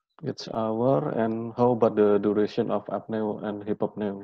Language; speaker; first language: English; non-native, learner; Indonesian